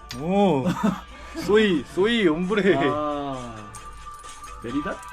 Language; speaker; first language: Spanish; non-native, learner; Korean